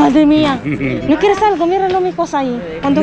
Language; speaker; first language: Spanish; non-native, learner; Filipino